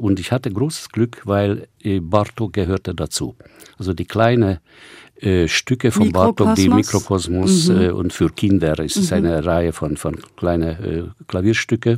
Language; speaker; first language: German; non-native, fluent; Hungarian